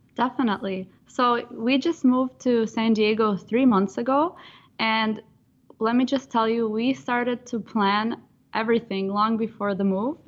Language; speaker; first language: English; non-native, fluent; Russian